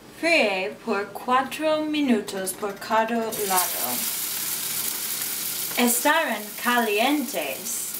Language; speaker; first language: Spanish; non-native, learner; English